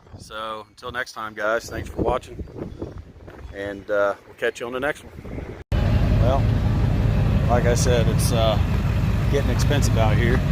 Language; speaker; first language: English; native; English